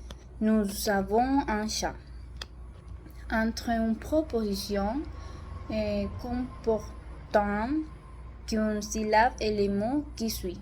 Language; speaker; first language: French; non-native, learner; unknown